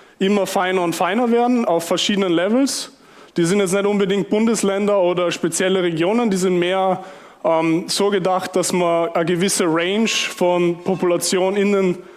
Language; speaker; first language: German; native; German